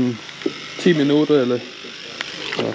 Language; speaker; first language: Danish; non-native, learner; Lithuanian